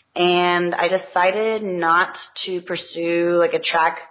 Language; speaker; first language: English; native; English